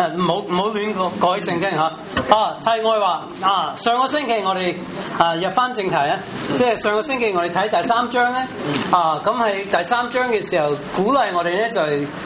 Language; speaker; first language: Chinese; non-native, local second language; Cantonese